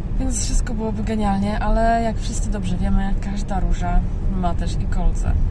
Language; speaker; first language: Polish; native; Polish